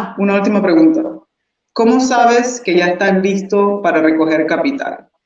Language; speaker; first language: Spanish; early bilingual, heritage; English